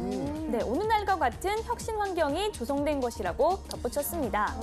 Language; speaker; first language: Korean; native; Korean